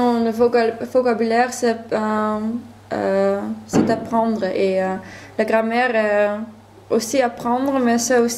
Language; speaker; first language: French; non-native, learner; Dutch